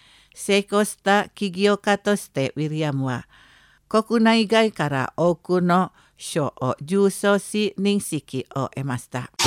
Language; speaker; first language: Japanese; non-native, fluent; Indonesian